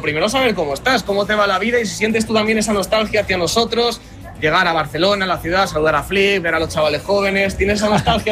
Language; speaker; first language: Spanish; native; Spanish